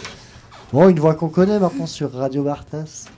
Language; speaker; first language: French; native; French